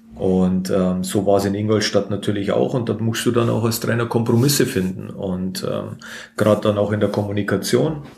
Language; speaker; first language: German; native; German